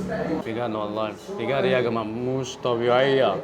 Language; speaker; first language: Arabic; non-native, fluent; Chinese